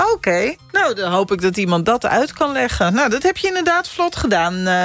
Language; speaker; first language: Dutch; native; Dutch